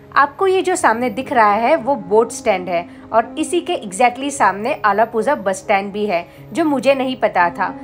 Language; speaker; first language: Hindi; non-native, local second language; Gujarati